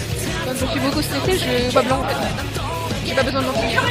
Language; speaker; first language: French; native; French